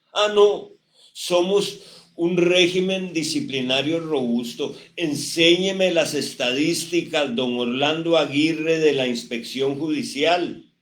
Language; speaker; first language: Spanish; native; Spanish